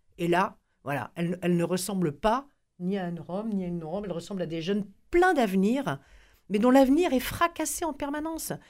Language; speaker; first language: French; native; French